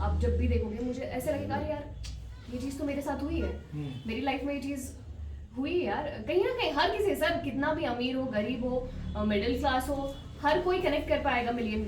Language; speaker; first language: Hindi; native; Hindi